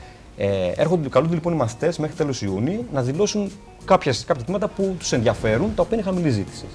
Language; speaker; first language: Greek; native; Greek